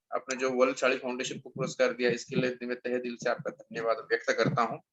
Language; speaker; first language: Hindi; non-native, local second language; Marathi